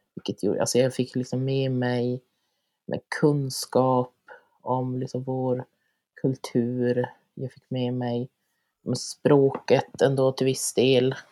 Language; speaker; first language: Swedish; native; Swedish